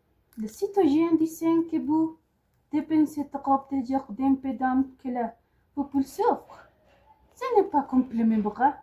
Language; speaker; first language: French; non-native, learner; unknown